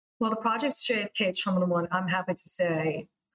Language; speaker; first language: English; early bilingual, other home language; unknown